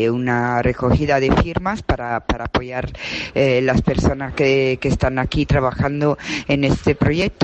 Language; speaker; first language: Spanish; non-native, fluent; Italian